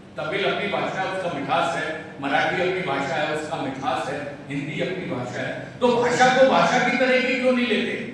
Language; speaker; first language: Hindi; native; Hindi